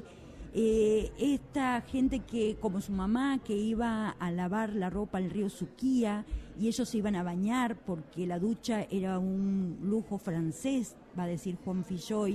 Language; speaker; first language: Spanish; native; Spanish